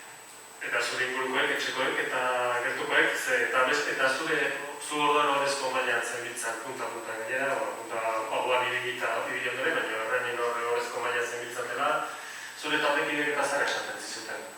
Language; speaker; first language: Basque; native; Basque